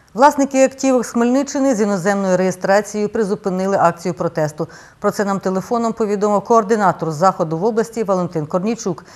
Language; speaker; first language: Ukrainian; native; Ukrainian